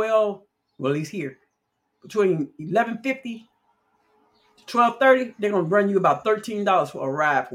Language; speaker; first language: English; native; English